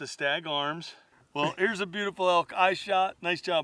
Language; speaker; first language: English; native; English